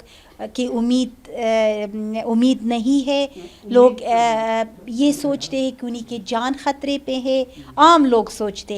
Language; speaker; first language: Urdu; non-native, learner; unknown